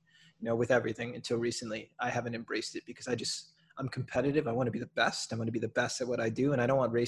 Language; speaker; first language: English; native; English